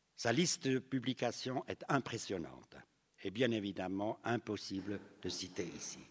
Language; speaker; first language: French; native; French